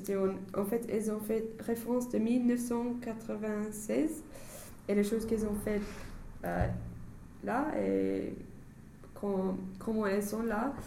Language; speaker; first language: French; non-native, fluent; English